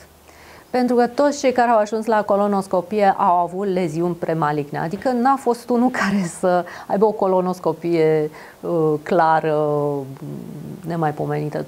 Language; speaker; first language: Romanian; native; Romanian